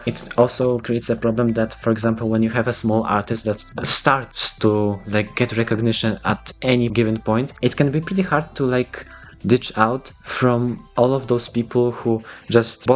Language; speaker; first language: English; non-native, fluent; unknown